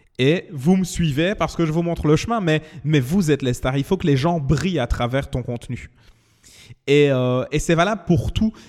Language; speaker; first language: French; native; French